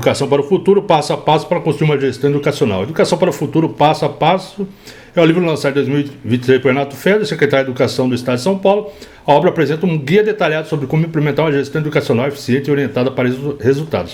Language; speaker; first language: Portuguese; native; Portuguese